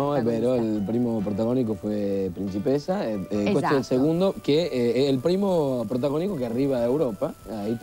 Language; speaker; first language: Italian; non-native, learner; Spanish